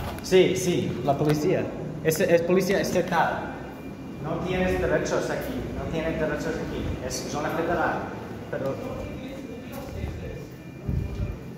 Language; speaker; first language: Spanish; non-native, learner; English